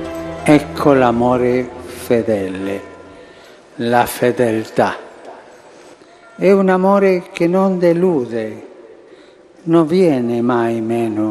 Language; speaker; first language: Italian; non-native, fluent; Spanish